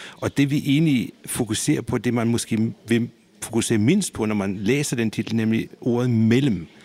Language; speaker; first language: Danish; native; Danish